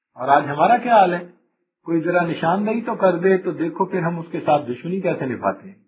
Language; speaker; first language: Urdu; non-native, local second language; Punjabi